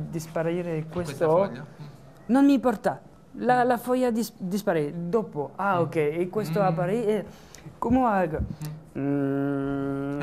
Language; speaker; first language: Italian; non-native, learner; French